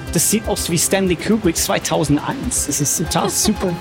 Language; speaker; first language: German; non-native, fluent; English